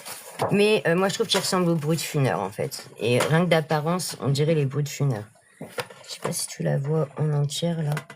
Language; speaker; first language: French; native; French